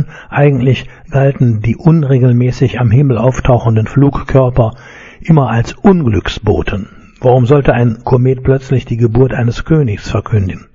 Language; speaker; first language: German; native; German